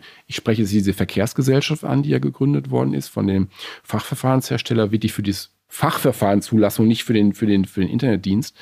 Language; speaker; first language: German; native; German